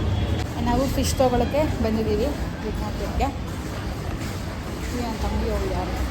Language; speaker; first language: Kannada; native; Kannada